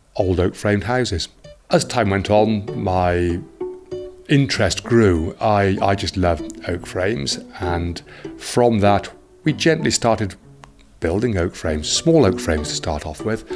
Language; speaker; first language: English; native; English